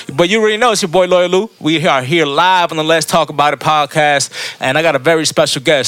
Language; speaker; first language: English; early bilingual, other home language; Spanish